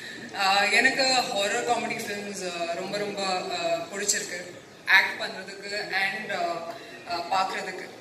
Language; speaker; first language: Tamil; non-native, local second language; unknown